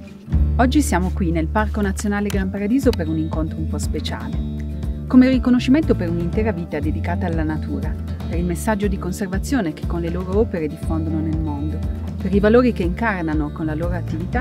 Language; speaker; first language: Italian; native; Italian